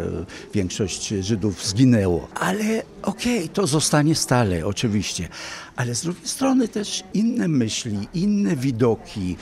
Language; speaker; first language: Polish; early bilingual, heritage; Polish